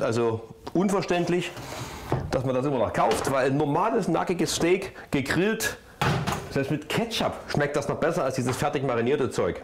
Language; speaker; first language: German; native; German